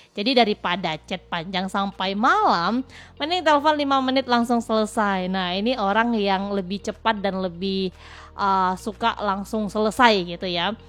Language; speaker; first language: Indonesian; native; Indonesian